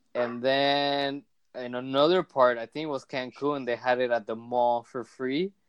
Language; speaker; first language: English; early bilingual, other home language; Spanish